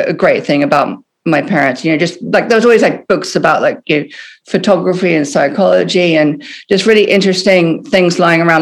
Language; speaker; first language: English; native; English